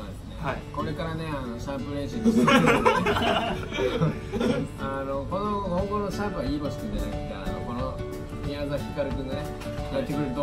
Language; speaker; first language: Japanese; native; Japanese